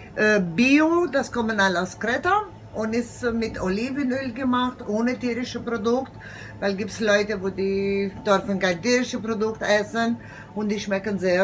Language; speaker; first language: German; non-native, learner; Greek